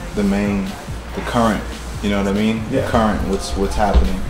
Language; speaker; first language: English; native; English